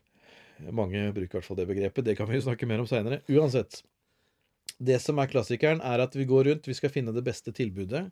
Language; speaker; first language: Norwegian; native; Norwegian